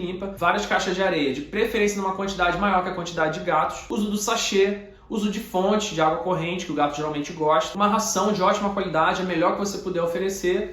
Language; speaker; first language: Portuguese; native; Portuguese